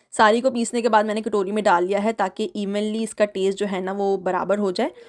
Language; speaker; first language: Urdu; native; Urdu